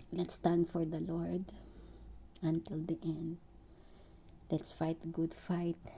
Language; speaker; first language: English; non-native, local second language; Filipino